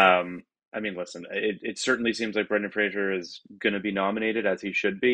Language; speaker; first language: English; native; English